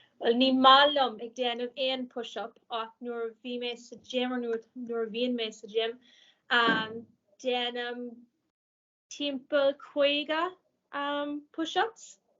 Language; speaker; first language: Irish; non-native, local second language; English